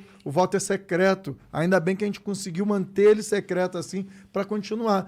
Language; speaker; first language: Portuguese; native; Portuguese